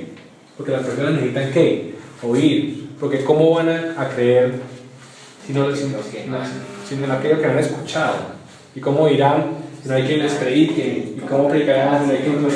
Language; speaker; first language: Spanish; native; Spanish